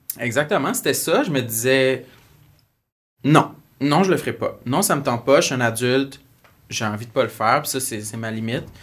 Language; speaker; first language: French; native; French